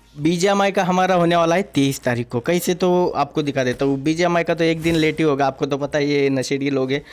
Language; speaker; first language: Hindi; non-native, local second language; Marathi